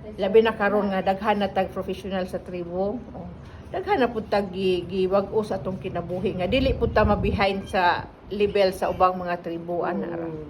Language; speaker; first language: Cebuano; non-native, local second language; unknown